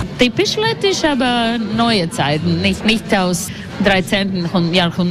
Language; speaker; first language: German; non-native, learner; Latvian